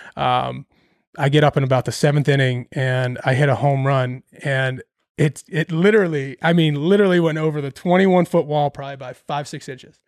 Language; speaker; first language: English; native; English